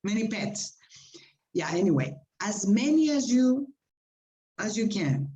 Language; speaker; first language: English; non-native, fluent; Spanish